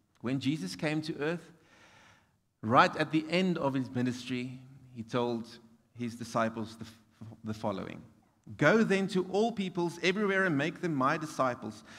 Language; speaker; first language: English; non-native, local second language; Afrikaans